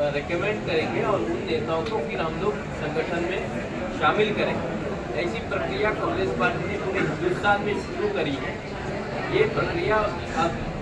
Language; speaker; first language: Hindi; non-native, local second language; Marathi